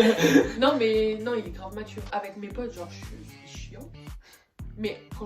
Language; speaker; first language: French; native; French